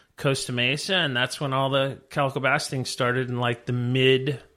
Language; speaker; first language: English; native; English